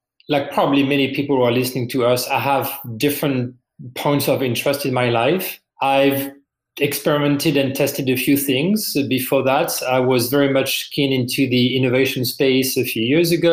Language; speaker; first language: English; non-native, fluent; French